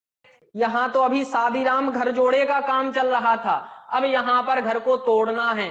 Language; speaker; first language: Hindi; native; Hindi